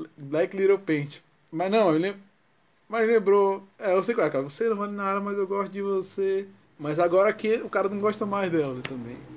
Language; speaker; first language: Portuguese; native; Portuguese